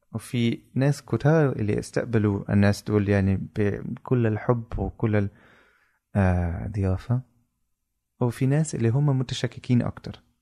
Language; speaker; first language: Arabic; non-native, fluent; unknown